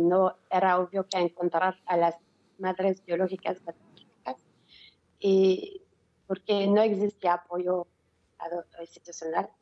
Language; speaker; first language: Spanish; non-native, learner; French